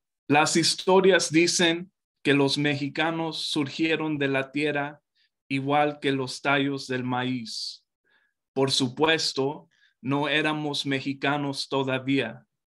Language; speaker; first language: Spanish; early bilingual, heritage; Spanish